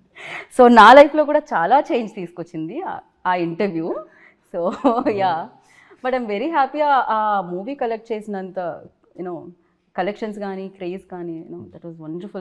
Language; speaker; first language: Telugu; native; Telugu